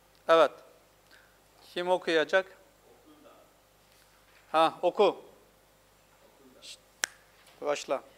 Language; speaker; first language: Turkish; non-native, fluent; Urdu